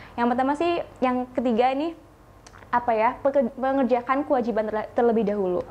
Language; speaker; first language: Indonesian; native; Indonesian